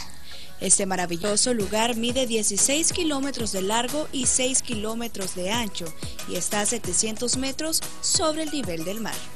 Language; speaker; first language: Spanish; native; Spanish